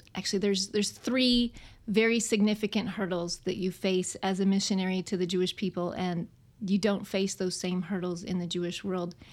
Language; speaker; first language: English; native; English